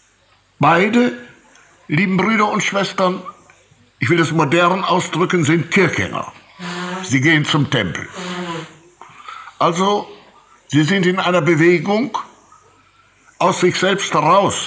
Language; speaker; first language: German; native; German